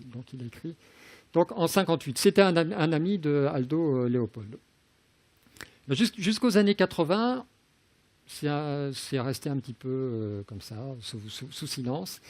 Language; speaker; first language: French; native; French